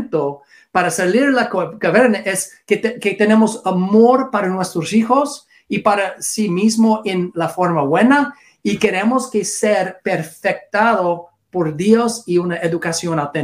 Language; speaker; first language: Spanish; non-native, learner; English